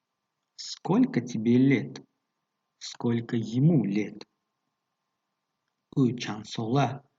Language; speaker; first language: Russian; non-native, local second language; Tajik